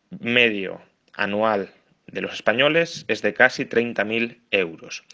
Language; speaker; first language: Spanish; native; Spanish